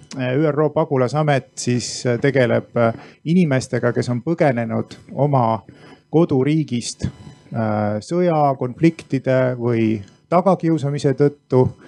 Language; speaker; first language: Estonian; native; Estonian